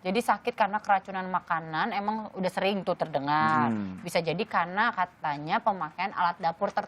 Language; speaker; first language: Indonesian; native; Indonesian